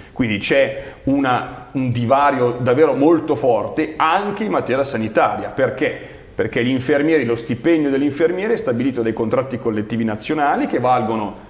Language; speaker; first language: Italian; native; Italian